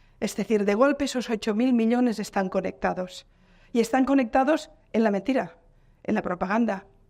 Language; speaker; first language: Spanish; non-native, local second language; Catalan